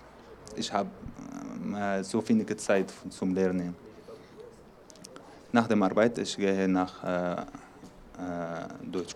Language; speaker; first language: German; non-native, learner; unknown